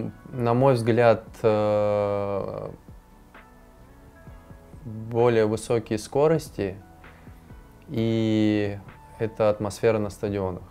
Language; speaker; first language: Russian; native; Russian